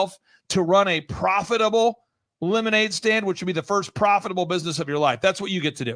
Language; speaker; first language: English; native; English